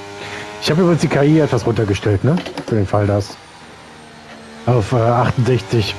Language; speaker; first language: German; native; German